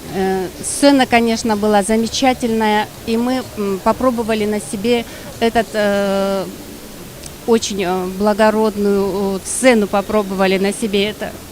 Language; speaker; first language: Russian; non-native, local second language; Kyrgyz